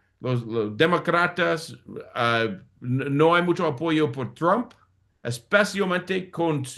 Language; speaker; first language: Spanish; non-native, fluent; English